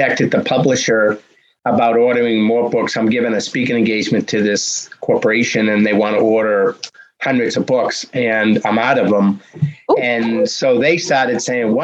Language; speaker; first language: English; native; English